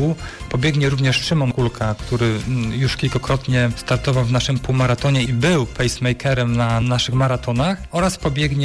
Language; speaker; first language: Polish; native; Polish